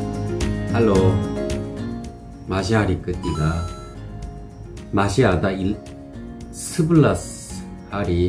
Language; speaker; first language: Indonesian; non-native, learner; Korean